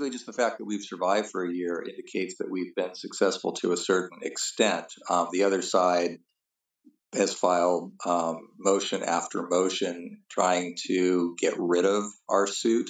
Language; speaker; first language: English; native; English